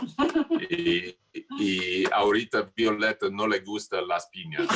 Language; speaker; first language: Spanish; non-native, learner; English